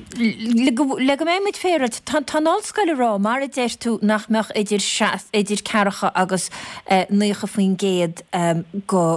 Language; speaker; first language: Irish; native; Irish